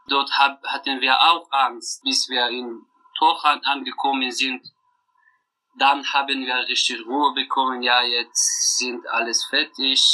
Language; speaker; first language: German; non-native, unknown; Persian